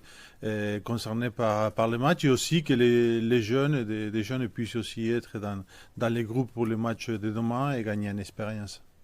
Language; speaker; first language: French; non-native, fluent; Spanish